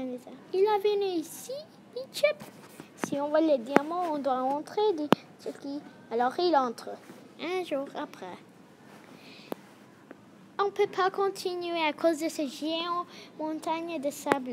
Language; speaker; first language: French; non-native, learner; English